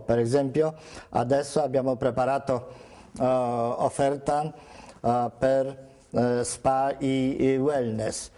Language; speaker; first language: Italian; non-native, fluent; Polish